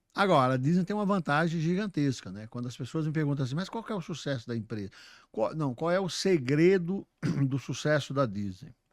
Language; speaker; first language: Portuguese; native; Portuguese